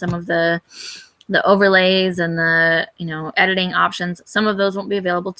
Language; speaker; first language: English; native; English